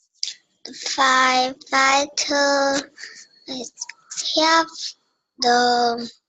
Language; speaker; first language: English; non-native, learner; Vietnamese